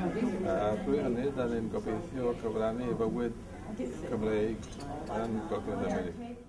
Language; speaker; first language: Welsh; non-native, fluent; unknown